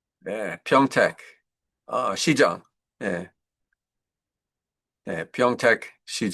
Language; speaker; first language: Korean; non-native, learner; English